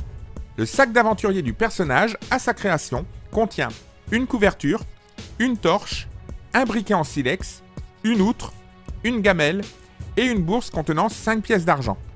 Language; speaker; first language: French; native; French